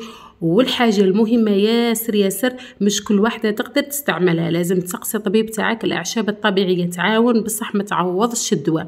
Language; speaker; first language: Arabic; native; Arabic